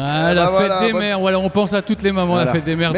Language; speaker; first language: French; native; French